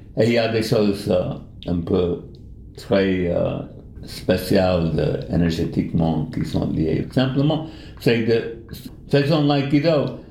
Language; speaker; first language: French; non-native, fluent; English